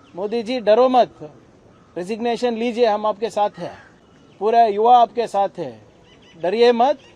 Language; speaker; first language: Hindi; non-native, local second language; Kannada